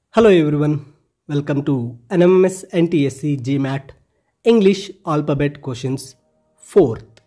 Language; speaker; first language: English; non-native, local second language; Kannada